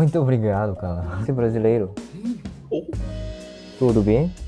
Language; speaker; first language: Portuguese; non-native, learner; Japanese